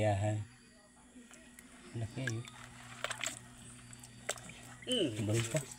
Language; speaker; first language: Filipino; native; Filipino